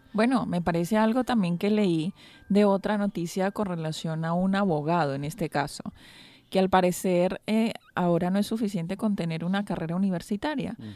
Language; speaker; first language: Spanish; native; Spanish